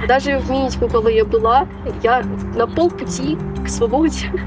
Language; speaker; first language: Ukrainian; non-native, local second language; Russian